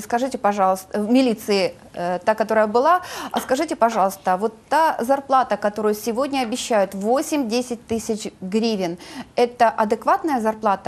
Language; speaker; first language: Russian; native; Russian